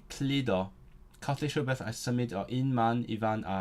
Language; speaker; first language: Welsh; non-native, learner; Cantonese